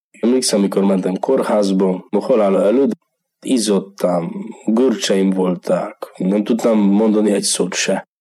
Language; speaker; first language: Hungarian; non-native, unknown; Polish